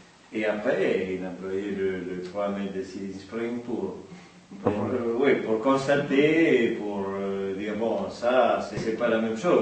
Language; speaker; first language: French; non-native, fluent; Spanish